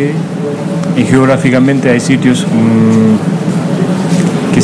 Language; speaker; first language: Spanish; non-native, learner; Nepali